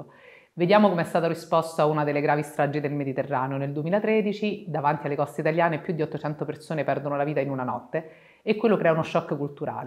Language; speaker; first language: Italian; native; Italian